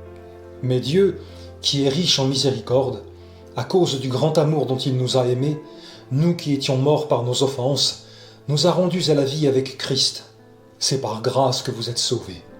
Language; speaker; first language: French; native; French